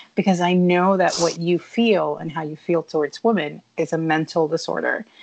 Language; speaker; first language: English; early bilingual, other home language; Spanish